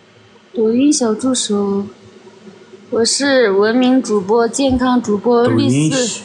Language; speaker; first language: Chinese; non-native, local second language; Tibetan